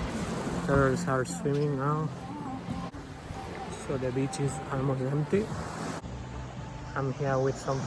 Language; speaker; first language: English; non-native, learner; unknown